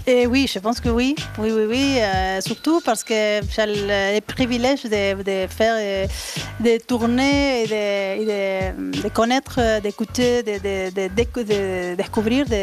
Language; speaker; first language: French; non-native, fluent; Spanish